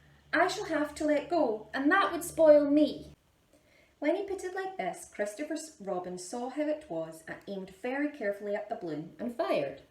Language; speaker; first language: English; native; English